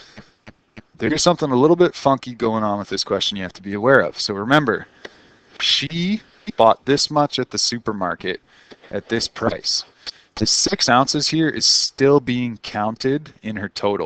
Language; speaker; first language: English; native; English